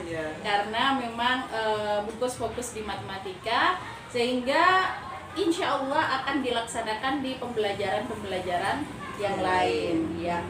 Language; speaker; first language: Indonesian; native; Indonesian